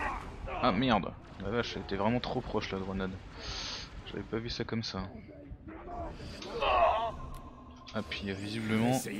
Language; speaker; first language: French; native; French